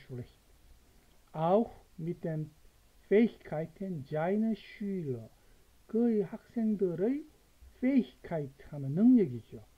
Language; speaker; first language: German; non-native, fluent; Korean